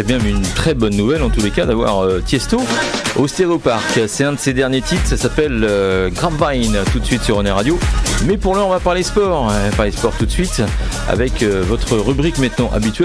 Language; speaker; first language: French; native; French